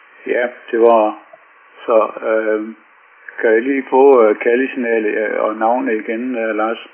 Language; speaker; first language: Danish; native; Danish